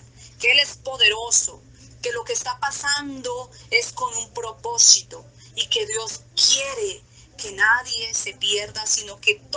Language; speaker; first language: Spanish; native; Spanish